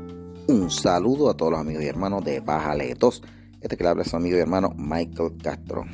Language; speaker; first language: Spanish; native; Spanish